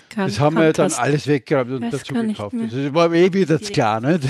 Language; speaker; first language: German; native; German